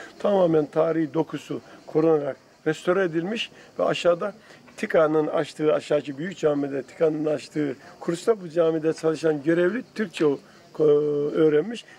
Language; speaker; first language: Turkish; native; Turkish